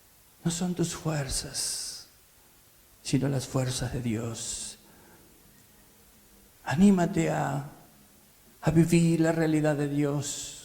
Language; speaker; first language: Spanish; native; Spanish